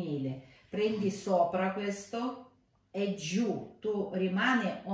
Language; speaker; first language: Italian; non-native, learner; Ukrainian